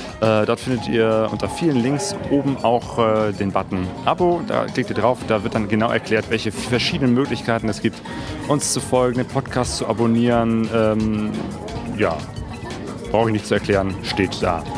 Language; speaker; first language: German; native; German